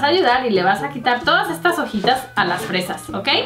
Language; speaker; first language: Spanish; native; Spanish